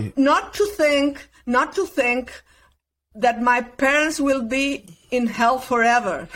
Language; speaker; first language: English; non-native, learner; Spanish